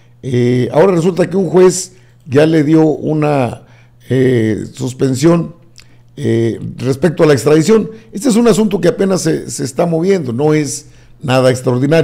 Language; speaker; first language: Spanish; native; Spanish